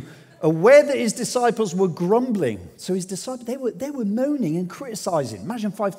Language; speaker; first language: English; native; English